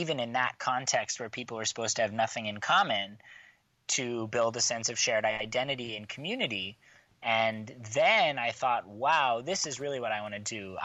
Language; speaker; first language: English; native; English